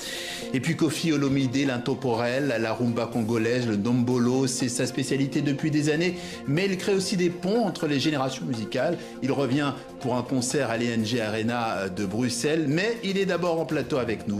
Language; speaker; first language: French; native; French